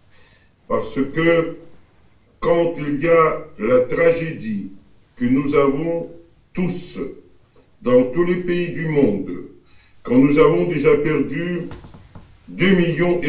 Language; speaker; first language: French; non-native, fluent; Russian